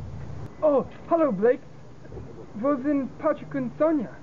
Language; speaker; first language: German; non-native, learner; English